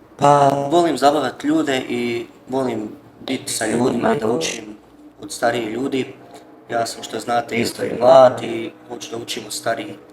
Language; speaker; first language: Bosnian; early bilingual, heritage; Bosnian